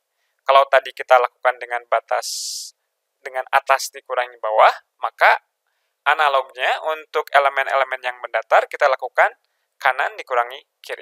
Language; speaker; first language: Indonesian; native; Indonesian